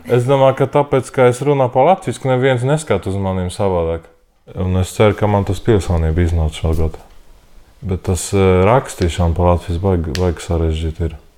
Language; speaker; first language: Latvian; non-native, learner; Polish